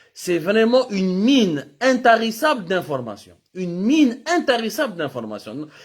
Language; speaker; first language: French; non-native, local second language; Arabic